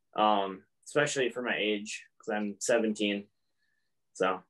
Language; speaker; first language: English; native; English